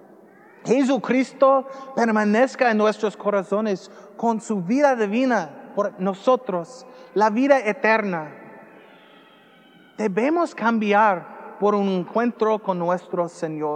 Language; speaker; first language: Spanish; non-native, learner; English